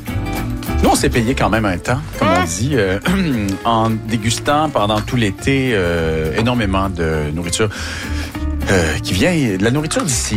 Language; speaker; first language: French; native; French